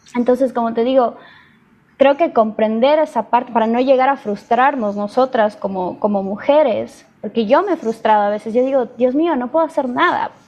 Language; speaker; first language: Spanish; native; Spanish